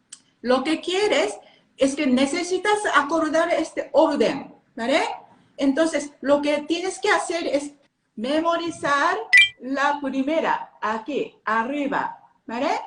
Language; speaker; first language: Spanish; non-native, learner; Japanese